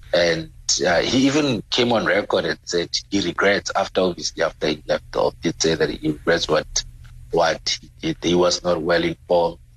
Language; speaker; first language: English; non-native, local second language; Southern Sotho